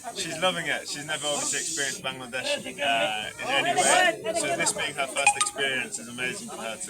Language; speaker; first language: English; early bilingual, other home language; Bangla